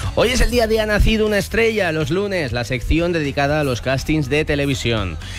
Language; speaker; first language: Spanish; native; Spanish